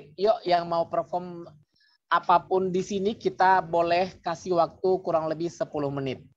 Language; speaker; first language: Indonesian; native; Indonesian